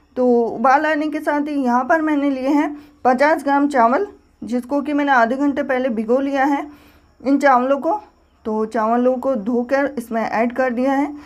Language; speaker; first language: Hindi; native; Hindi